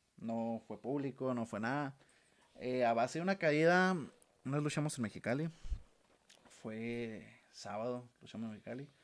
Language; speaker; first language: Spanish; native; Spanish